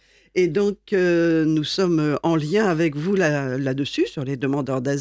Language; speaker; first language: French; native; French